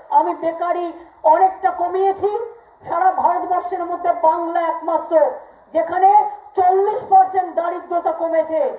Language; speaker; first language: Bangla; native; Bangla